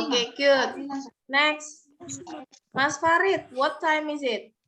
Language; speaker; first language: English; non-native, learner; Indonesian